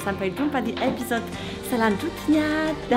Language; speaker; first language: Indonesian; non-native, learner; Polish